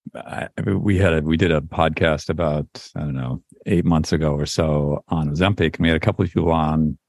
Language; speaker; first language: English; native; English